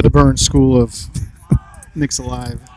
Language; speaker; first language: English; native; English